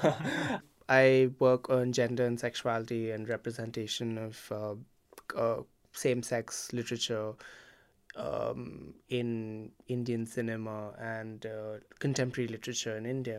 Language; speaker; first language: English; non-native, local second language; Hindi